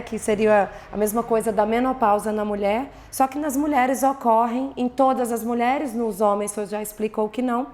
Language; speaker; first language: Portuguese; native; Portuguese